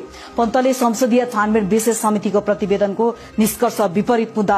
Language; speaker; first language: Nepali; native; Nepali